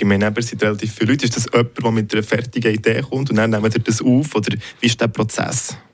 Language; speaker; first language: German; native; German